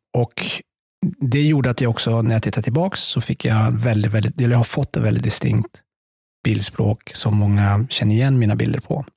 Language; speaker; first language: Swedish; early bilingual, other home language; Persian